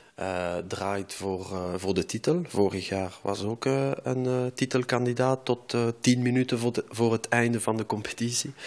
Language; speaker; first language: Dutch; non-native, local second language; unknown